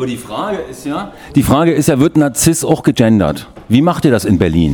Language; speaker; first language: German; native; German